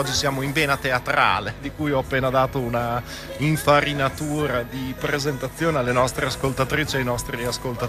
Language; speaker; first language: Italian; native; Italian